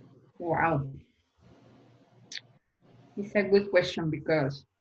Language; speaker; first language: English; non-native, learner; Spanish